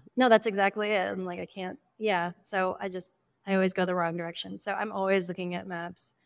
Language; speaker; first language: English; native; English